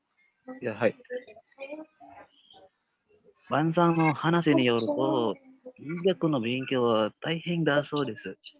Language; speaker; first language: Japanese; non-native, learner; Indonesian